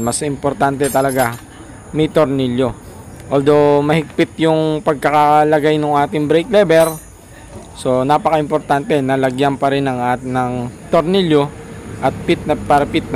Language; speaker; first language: Filipino; native; Filipino